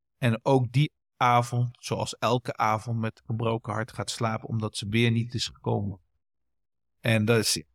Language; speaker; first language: Dutch; early bilingual, other home language; Kurdish